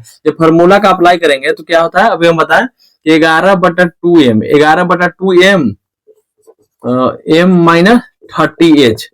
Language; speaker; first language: Hindi; native; Hindi